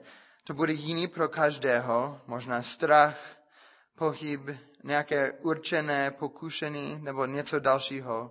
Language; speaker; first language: Czech; non-native, fluent; English